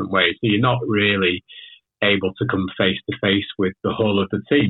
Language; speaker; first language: English; native; English